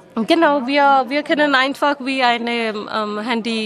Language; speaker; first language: German; non-native, learner; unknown